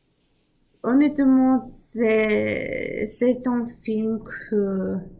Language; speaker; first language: French; non-native, learner; English